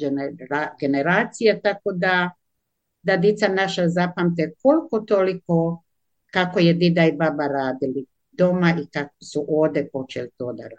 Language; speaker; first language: Croatian; native; Croatian